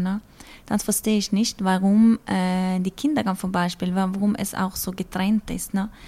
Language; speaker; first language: German; non-native, learner; Norwegian